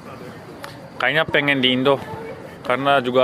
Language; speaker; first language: Indonesian; early bilingual, heritage; Indonesian